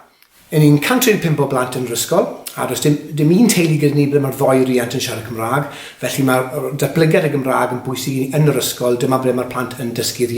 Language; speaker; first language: Welsh; native; Welsh